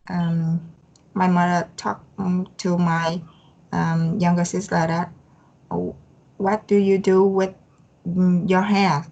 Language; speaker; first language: English; non-native, learner; Vietnamese